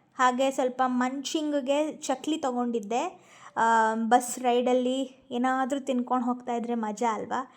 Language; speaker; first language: Kannada; native; Kannada